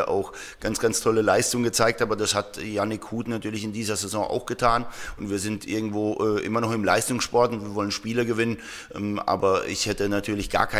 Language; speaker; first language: German; native; German